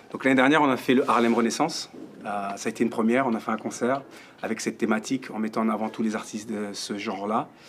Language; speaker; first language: French; native; French